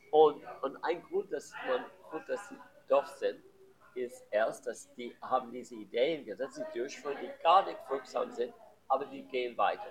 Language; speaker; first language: German; non-native, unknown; English